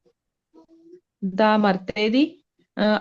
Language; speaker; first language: Italian; non-native, learner; Punjabi